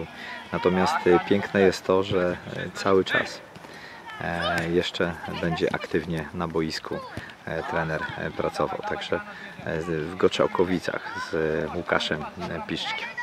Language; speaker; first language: Polish; native; Polish